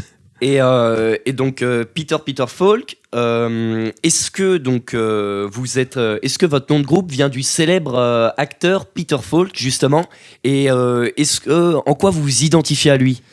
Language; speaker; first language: French; native; French